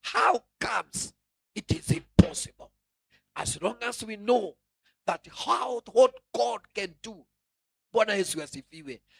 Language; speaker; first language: English; non-native, local second language; Kikuyu